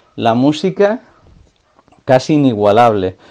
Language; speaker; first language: Spanish; native; Spanish